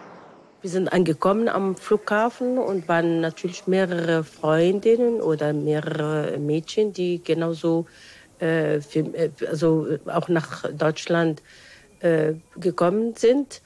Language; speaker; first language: German; non-native, fluent; Arabic